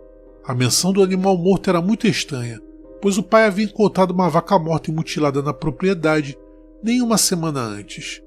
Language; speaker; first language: Portuguese; native; Portuguese